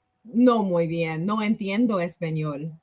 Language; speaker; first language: Spanish; non-native, learner; English